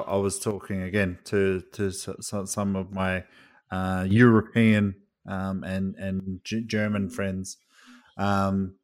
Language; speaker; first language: English; native; English